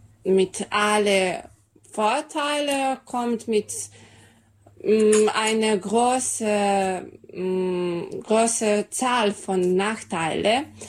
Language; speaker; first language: German; non-native, fluent; Serbian